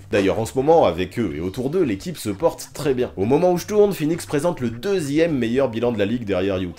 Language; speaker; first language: French; native; French